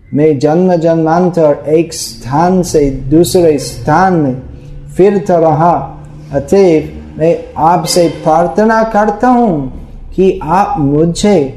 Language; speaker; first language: Hindi; non-native, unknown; English